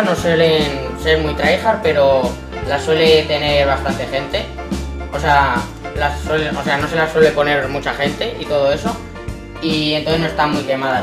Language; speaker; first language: Spanish; native; Spanish